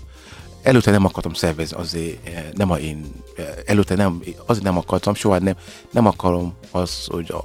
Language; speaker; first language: Hungarian; non-native, learner; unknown